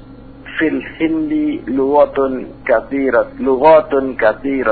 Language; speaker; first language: Arabic; non-native, learner; Indonesian